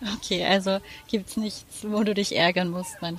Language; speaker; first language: German; native; German